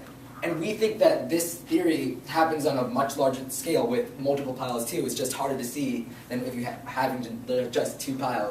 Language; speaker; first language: English; native; English